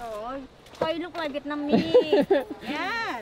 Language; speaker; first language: English; non-native, learner; Vietnamese